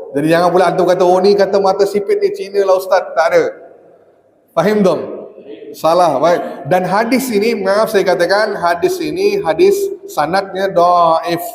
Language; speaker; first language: Malay; native; Malay